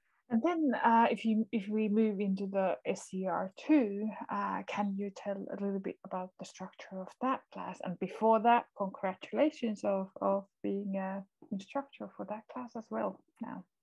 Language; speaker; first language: English; non-native, fluent; Finnish